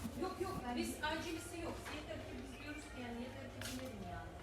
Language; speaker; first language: Turkish; non-native, learner; Russian